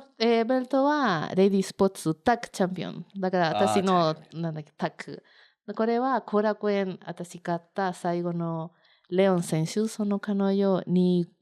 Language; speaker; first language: Japanese; non-native, learner; Spanish